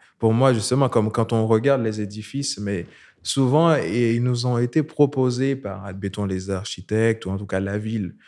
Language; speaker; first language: French; non-native, local second language; Haitian Creole